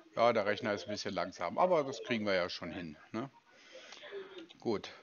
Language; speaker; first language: German; native; German